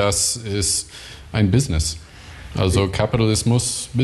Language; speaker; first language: German; non-native, learner; English